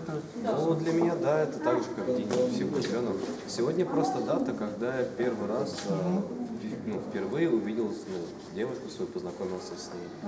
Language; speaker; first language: Russian; native; Russian